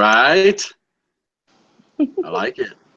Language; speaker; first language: English; native; English